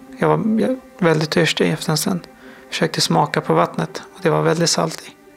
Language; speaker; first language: Swedish; non-native, fluent; Persian